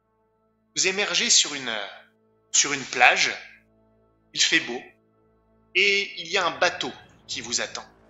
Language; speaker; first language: French; native; French